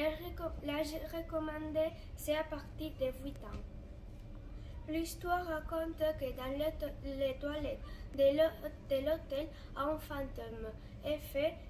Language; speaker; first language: French; non-native, learner; Catalan